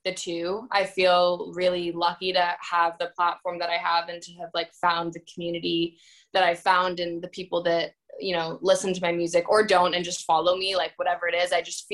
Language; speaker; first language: English; native; English